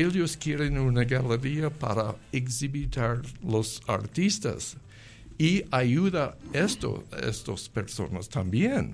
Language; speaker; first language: Spanish; non-native, learner; English